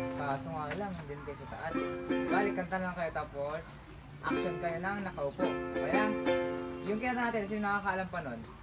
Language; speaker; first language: Filipino; non-native, local second language; Iloko